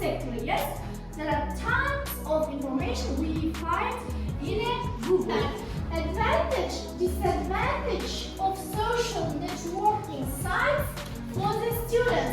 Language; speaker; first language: English; non-native, learner; Kazakh